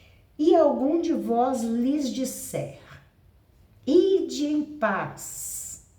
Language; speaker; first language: Portuguese; native; Portuguese